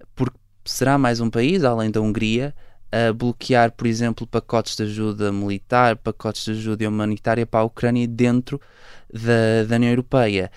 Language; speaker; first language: Portuguese; native; Portuguese